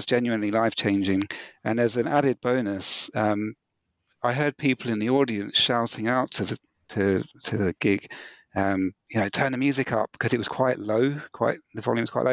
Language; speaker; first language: English; native; English